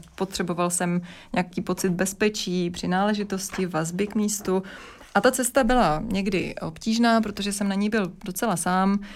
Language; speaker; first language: Czech; native; Czech